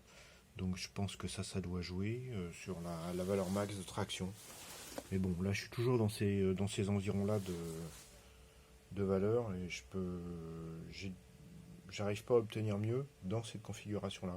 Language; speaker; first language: French; native; French